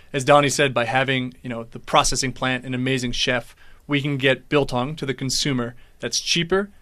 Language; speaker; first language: English; native; English